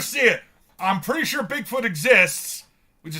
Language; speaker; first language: English; native; English